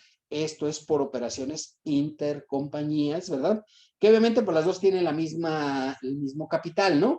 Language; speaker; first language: Spanish; native; Spanish